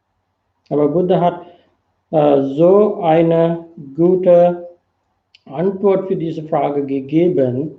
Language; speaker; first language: German; non-native, fluent; Sinhala